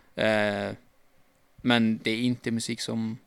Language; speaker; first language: Swedish; non-native, fluent; Turkish